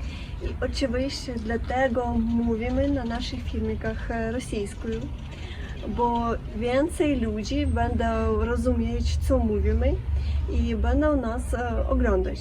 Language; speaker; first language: Polish; non-native, learner; Russian